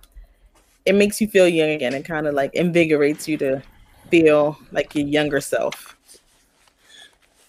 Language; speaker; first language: English; early bilingual, other home language; Spanish